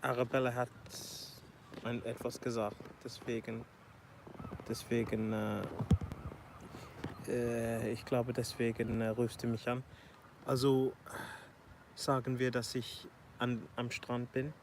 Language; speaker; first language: German; non-native, learner; English